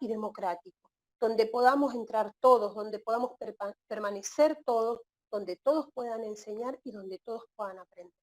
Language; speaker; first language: Spanish; native; Spanish